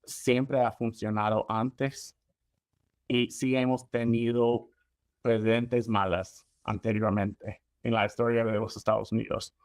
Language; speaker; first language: Spanish; non-native, fluent; English